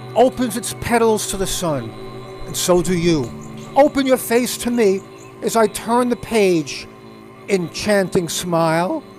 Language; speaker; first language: English; native; English